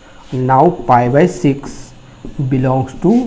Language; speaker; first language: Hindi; native; Hindi